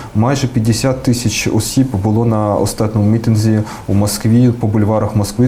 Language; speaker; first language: Ukrainian; early bilingual, heritage; Russian